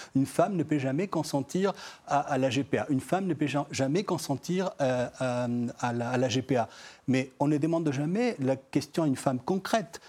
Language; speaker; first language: French; non-native, fluent; Spanish